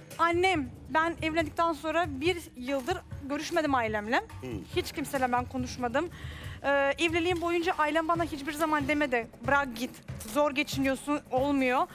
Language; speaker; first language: Turkish; non-native, fluent; Russian